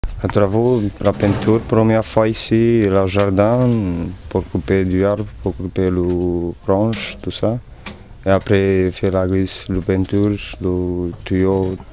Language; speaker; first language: French; non-native, learner; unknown